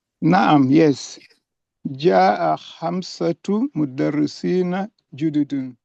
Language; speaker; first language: Arabic; non-native, learner; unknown